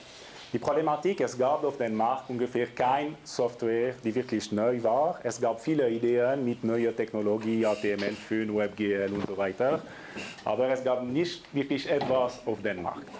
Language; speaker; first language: German; non-native, local second language; French